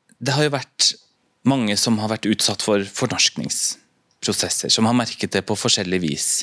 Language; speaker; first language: Norwegian; native; Norwegian